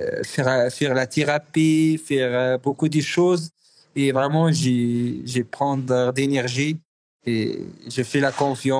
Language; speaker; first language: French; non-native, learner; Arabic